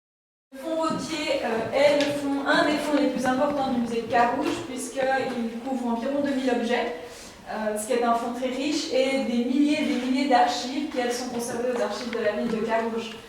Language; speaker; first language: French; native; French